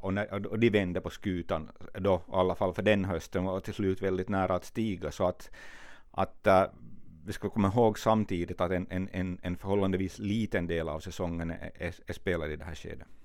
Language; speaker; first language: Swedish; native; Swedish